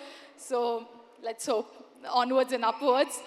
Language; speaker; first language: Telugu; non-native, learner; Kannada